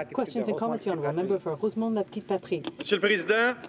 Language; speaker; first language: English; native; English